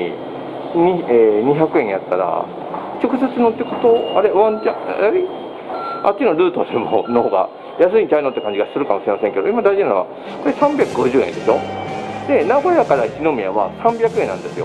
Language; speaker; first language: Japanese; native; Japanese